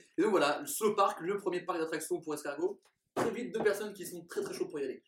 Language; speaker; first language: French; native; French